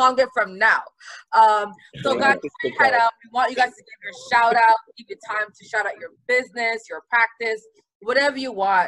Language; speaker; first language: English; native; English